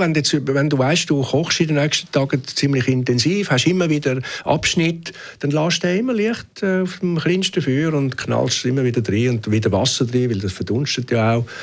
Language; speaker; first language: German; native; German